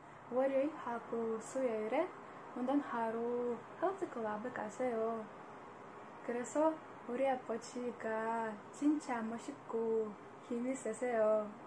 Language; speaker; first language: Korean; non-native, learner; Russian